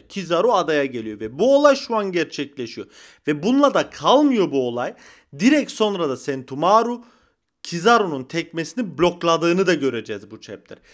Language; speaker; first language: Turkish; early bilingual, heritage; Turkish